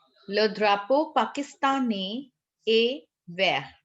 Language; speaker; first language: French; non-native, fluent; Hindi